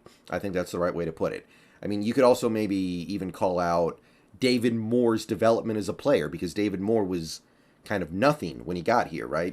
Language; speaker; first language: English; native; English